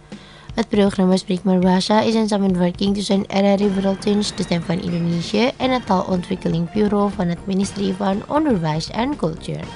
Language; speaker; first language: Dutch; non-native, learner; Indonesian